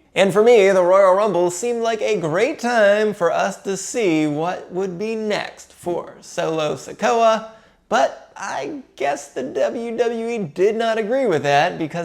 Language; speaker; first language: English; native; English